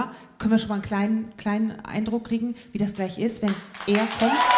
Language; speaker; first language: German; native; German